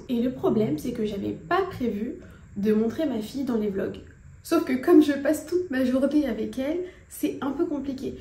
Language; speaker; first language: French; native; French